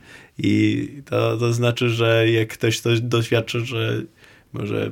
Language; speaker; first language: Polish; non-native, learner; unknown